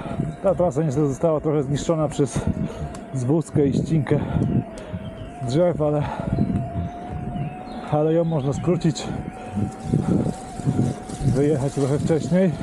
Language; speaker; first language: Polish; native; Polish